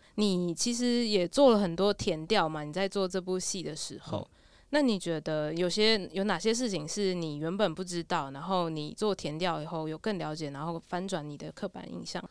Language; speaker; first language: Chinese; native; Chinese